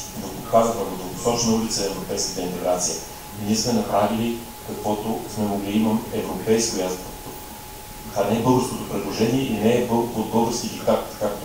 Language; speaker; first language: Bulgarian; native; Bulgarian